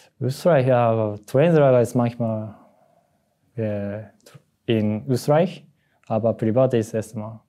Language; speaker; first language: German; non-native, learner; Japanese